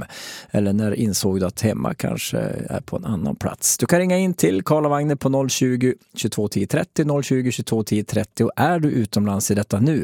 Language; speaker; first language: Swedish; native; Swedish